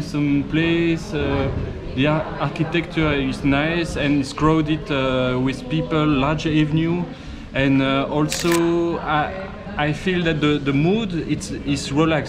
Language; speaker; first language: English; non-native, learner; French